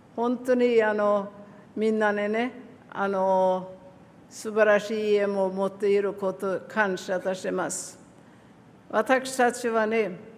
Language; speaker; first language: Japanese; non-native, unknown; Swedish